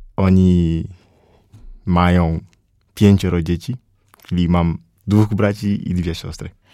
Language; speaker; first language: Polish; non-native, learner; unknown